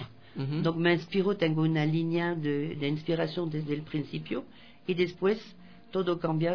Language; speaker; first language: Spanish; non-native, fluent; French